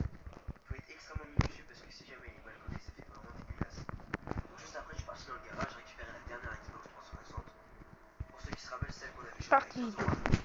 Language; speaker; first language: French; native; French